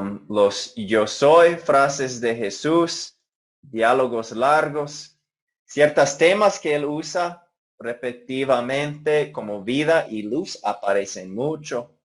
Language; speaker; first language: Spanish; non-native, fluent; English